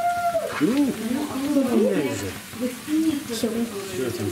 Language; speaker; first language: Russian; native; Russian